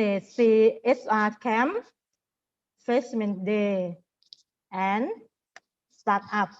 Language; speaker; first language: English; non-native, learner; Thai